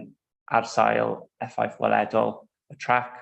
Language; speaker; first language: Welsh; non-native, local second language; English